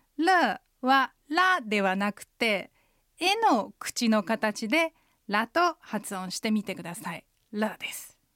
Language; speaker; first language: Japanese; native; Japanese